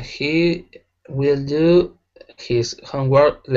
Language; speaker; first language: English; non-native, learner; Spanish